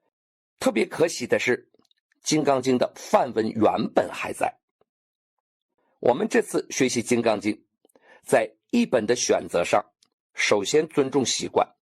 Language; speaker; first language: Chinese; native; Chinese